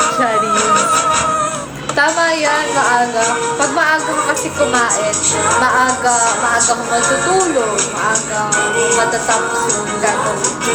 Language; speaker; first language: Filipino; native; Filipino